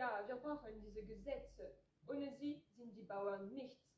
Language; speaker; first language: German; non-native, learner; French